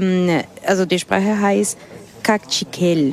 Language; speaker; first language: German; non-native, fluent; Spanish